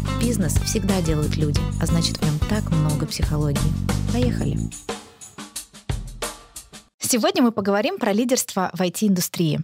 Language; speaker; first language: Russian; native; Russian